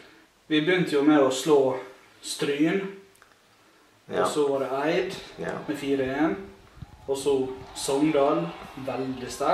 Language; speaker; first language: Norwegian; native; Norwegian